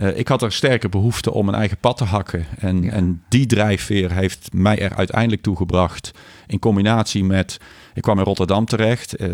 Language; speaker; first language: Dutch; native; Dutch